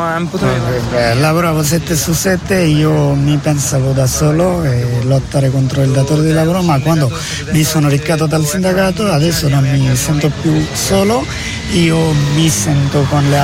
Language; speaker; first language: Italian; non-native, learner; Bangla